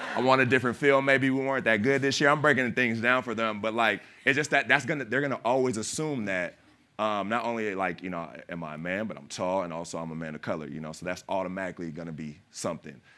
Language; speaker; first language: English; native; English